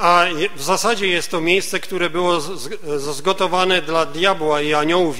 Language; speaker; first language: Polish; native; Polish